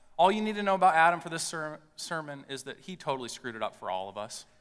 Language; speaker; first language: English; native; English